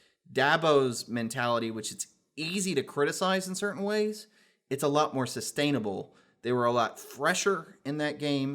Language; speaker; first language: English; native; English